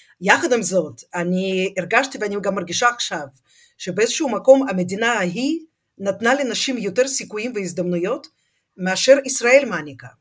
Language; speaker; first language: Hebrew; non-native, fluent; Russian